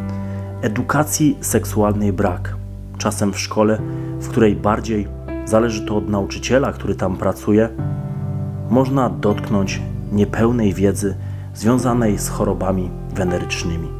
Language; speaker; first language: Polish; native; Polish